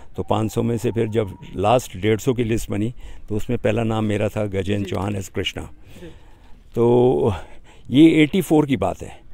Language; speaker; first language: Hindi; native; Hindi